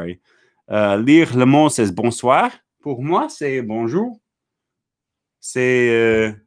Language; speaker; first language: French; non-native, learner; English